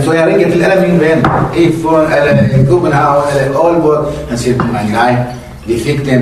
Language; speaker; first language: Danish; non-native, learner; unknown